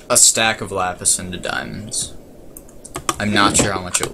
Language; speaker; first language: English; native; English